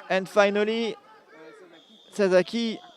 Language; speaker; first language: English; non-native, learner; French